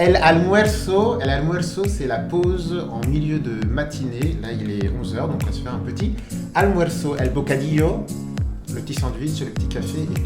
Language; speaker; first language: French; native; French